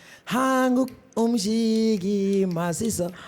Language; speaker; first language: Korean; non-native, learner; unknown